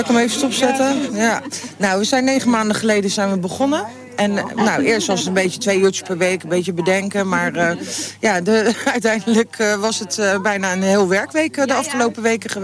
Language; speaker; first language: Dutch; native; Dutch